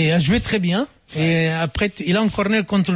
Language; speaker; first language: French; non-native, fluent; Portuguese